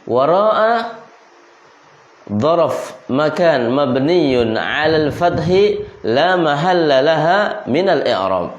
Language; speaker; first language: Arabic; non-native, fluent; Indonesian